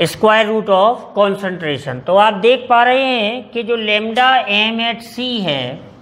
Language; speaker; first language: Hindi; native; Hindi